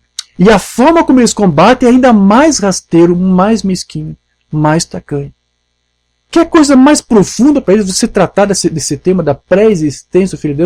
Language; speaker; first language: Portuguese; native; Portuguese